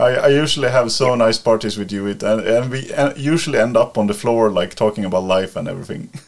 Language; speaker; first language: English; non-native, fluent; Swedish